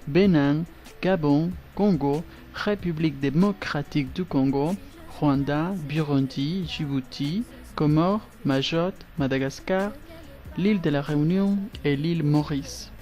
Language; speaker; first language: French; non-native, learner; Spanish